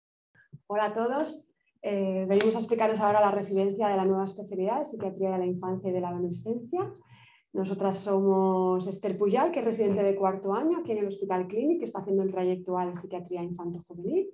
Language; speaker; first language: Spanish; native; Spanish